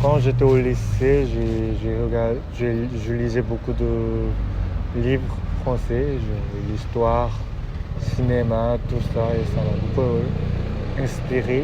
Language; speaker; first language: French; non-native, fluent; Korean